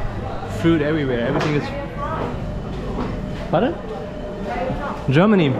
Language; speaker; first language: English; non-native, fluent; German